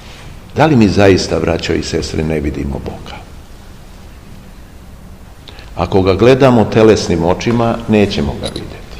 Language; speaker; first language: Serbian; native; Serbian